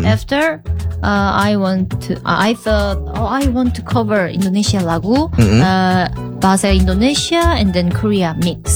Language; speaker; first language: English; non-native, learner; Korean